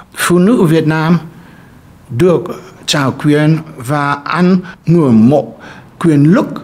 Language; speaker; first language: Vietnamese; non-native, fluent; German